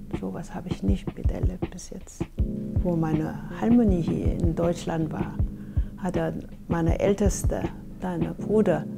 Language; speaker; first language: German; non-native, fluent; Korean